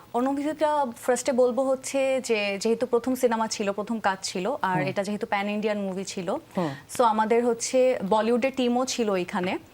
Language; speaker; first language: Bangla; native; Bangla